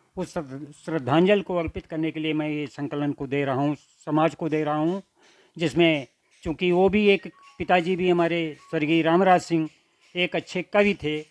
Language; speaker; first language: Hindi; native; Hindi